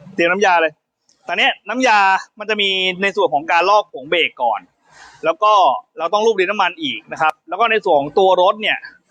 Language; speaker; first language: Thai; native; Thai